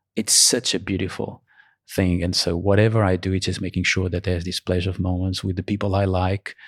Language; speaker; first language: English; early bilingual, other home language; Portuguese